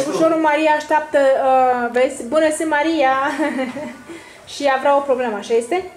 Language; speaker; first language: Romanian; native; Romanian